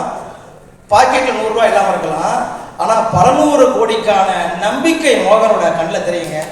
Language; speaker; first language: Tamil; native; Tamil